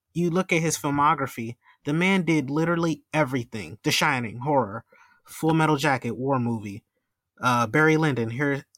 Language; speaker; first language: English; native; English